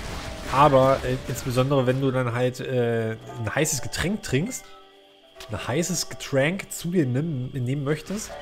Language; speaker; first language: German; native; German